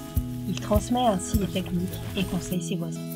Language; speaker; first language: French; native; French